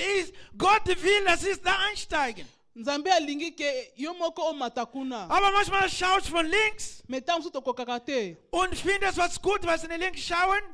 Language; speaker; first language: German; non-native, learner; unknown